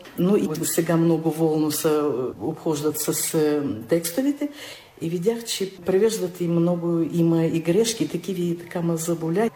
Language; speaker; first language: Bulgarian; early bilingual, heritage; Bulgarian